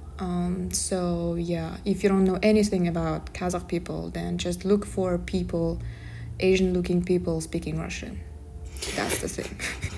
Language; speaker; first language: English; non-native, fluent; Kazakh